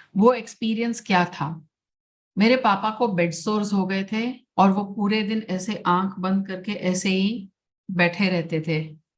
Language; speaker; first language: Hindi; non-native, local second language; Gujarati